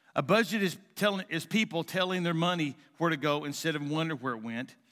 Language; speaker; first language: English; native; English